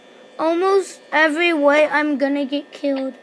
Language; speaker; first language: English; native; English